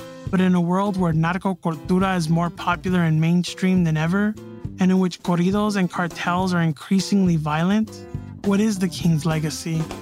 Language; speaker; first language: English; native; English